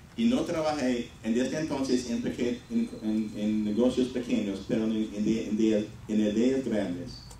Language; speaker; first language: Spanish; non-native, fluent; English